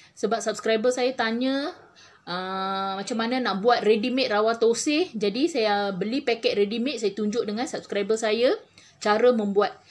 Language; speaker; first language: Malay; non-native, local second language; Tamil